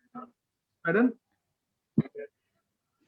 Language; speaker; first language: English; non-native, fluent; Indonesian